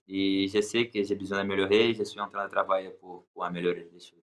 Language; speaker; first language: French; non-native, learner; Portuguese